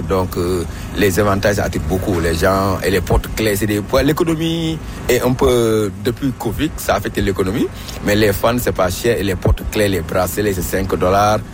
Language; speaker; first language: French; non-native, local second language; Wolof